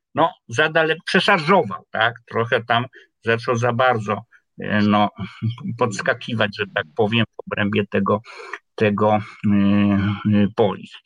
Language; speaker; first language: Polish; native; Polish